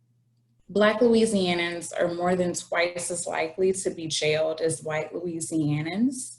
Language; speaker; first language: English; native; English